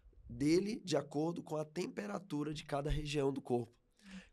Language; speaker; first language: Portuguese; native; Portuguese